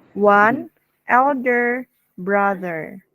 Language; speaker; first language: English; non-native, fluent; Indonesian